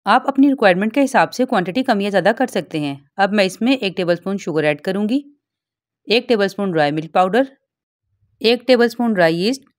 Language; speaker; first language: Urdu; native; Urdu